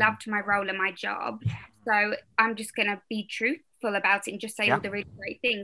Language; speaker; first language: English; native; English